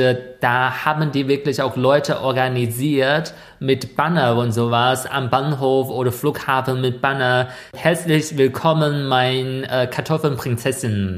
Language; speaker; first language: German; non-native, fluent; Chinese